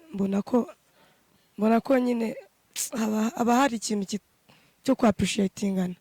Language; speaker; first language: Kinyarwanda; native; Kinyarwanda